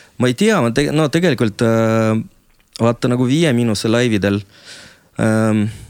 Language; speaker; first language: Estonian; non-native, local second language; Russian